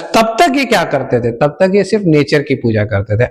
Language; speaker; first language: Hindi; native; Hindi